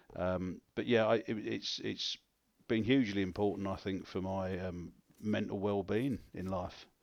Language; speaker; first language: English; native; English